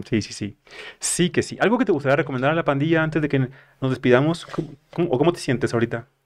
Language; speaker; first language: Spanish; native; Spanish